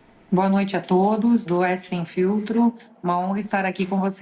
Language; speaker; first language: Portuguese; native; Portuguese